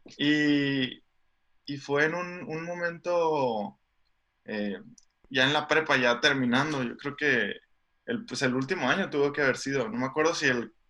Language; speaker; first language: Spanish; native; Spanish